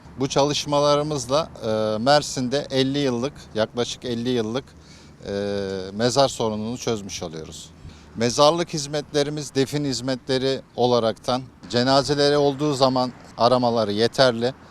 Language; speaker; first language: Turkish; native; Turkish